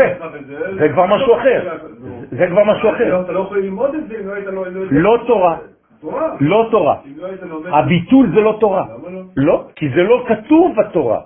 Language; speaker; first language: Hebrew; non-native, fluent; French